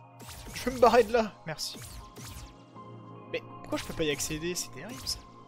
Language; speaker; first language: French; native; French